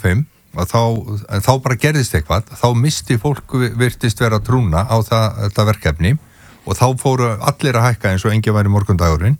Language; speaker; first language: Icelandic; native; Icelandic